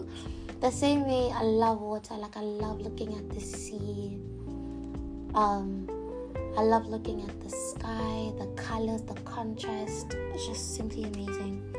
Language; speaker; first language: English; non-native, local second language; Tswana